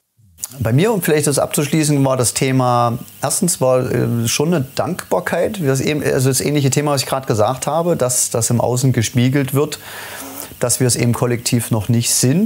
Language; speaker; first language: German; native; German